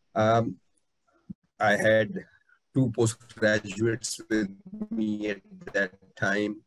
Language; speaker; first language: English; non-native, local second language; Hindi